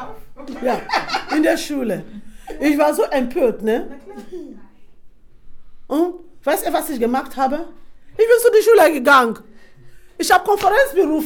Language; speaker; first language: German; non-native, fluent; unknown